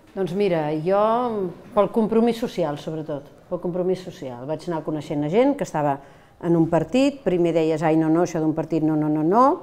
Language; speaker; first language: Catalan; native; Catalan